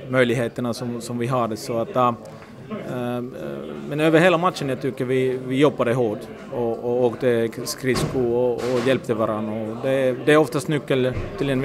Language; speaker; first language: Swedish; non-native, fluent; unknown